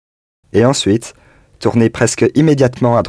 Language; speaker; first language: French; non-native, learner; English